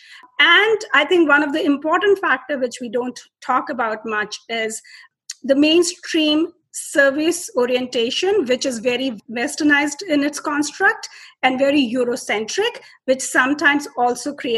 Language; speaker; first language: English; non-native, local second language; Hindi